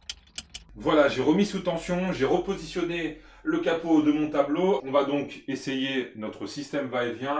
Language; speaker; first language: French; native; French